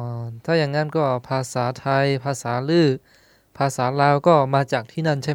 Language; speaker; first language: Thai; non-native, local second language; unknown